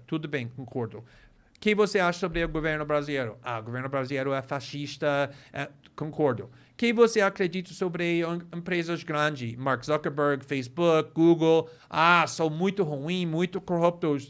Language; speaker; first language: Portuguese; non-native, fluent; English